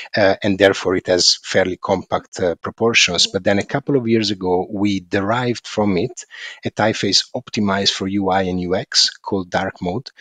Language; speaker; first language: English; non-native, fluent; Italian